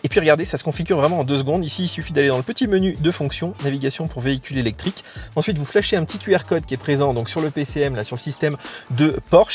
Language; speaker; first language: French; native; French